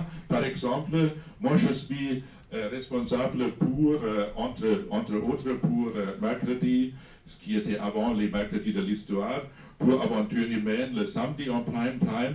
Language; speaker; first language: French; non-native, fluent; German